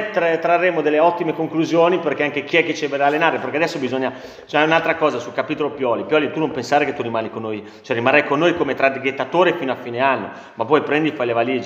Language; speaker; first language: Italian; native; Italian